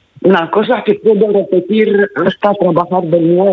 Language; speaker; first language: Spanish; non-native, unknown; Romanian